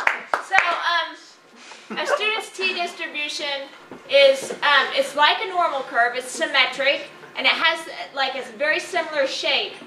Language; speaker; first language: English; native; English